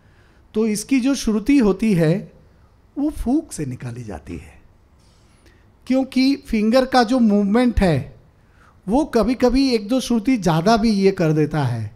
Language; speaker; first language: Hindi; native; Hindi